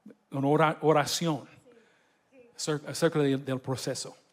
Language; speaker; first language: Spanish; non-native, fluent; English